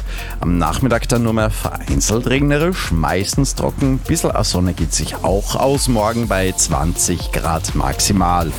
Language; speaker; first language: German; native; German